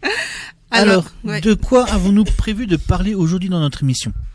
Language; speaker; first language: French; native; French